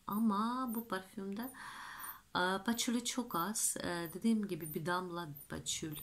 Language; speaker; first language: Turkish; non-native, fluent; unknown